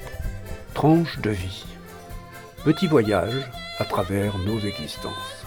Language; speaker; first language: French; native; French